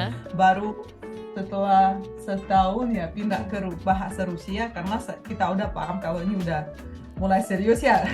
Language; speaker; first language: Indonesian; non-native, fluent; Russian